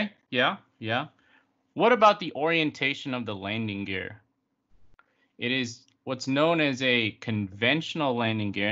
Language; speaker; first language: English; native; English